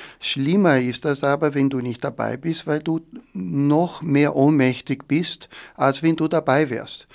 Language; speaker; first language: German; non-native, fluent; Portuguese